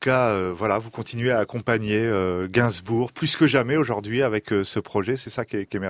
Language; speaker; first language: French; native; French